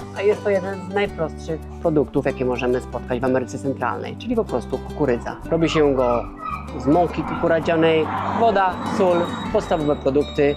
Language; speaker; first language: Polish; native; Polish